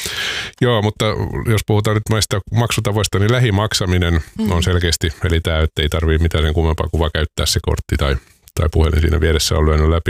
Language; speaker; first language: Finnish; native; Finnish